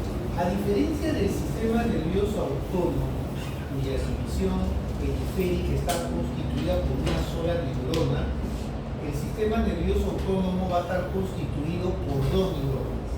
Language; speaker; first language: Spanish; native; Spanish